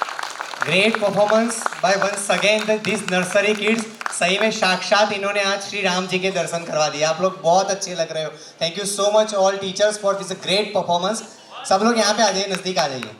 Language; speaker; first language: Hindi; non-native, local second language; Gujarati